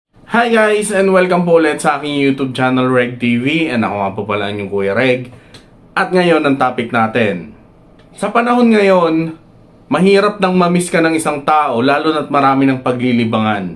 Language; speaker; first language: Filipino; native; Filipino